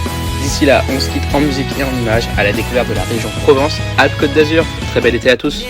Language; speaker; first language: French; native; French